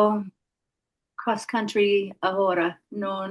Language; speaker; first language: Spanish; non-native, learner; English